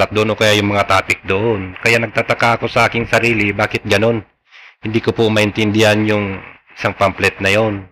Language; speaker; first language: Filipino; non-native, local second language; Iloko